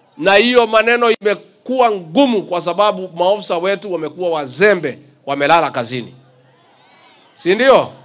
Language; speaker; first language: Swahili; non-native, local second language; Kikuyu